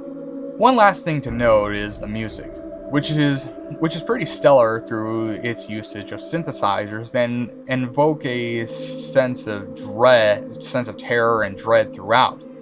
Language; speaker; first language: English; native; English